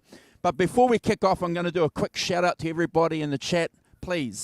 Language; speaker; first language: English; native; English